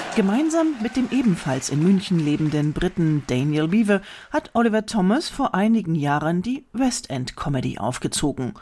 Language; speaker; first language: German; native; German